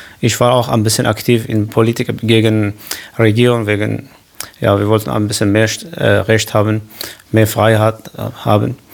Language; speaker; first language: German; non-native, learner; Kurdish